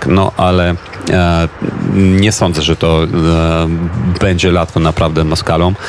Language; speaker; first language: Polish; non-native, fluent; Ukrainian